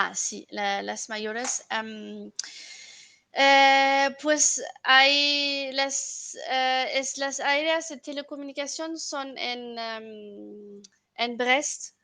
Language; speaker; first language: Spanish; non-native, fluent; French